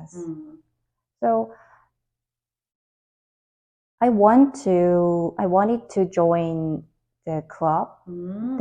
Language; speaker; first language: English; non-native, learner; Korean